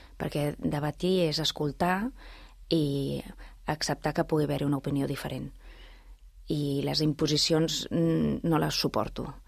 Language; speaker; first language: Catalan; non-native, local second language; Spanish